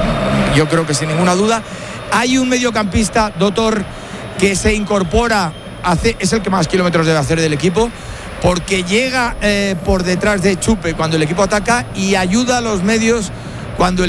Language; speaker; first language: Spanish; native; Spanish